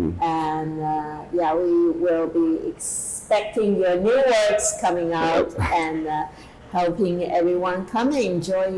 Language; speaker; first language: English; non-native, fluent; Chinese